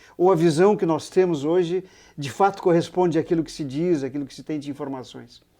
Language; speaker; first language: Portuguese; native; Portuguese